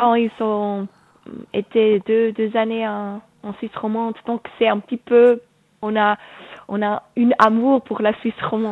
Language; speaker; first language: French; non-native, local second language; Swiss German